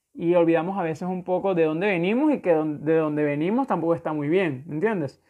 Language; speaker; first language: Spanish; native; Spanish